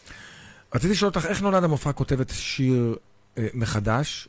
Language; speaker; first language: Hebrew; native; Hebrew